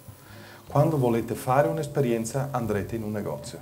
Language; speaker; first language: Italian; native; Italian